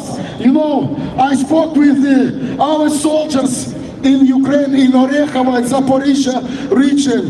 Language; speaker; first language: English; non-native, fluent; Ukrainian